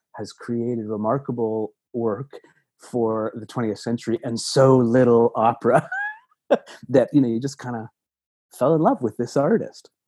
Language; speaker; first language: English; native; English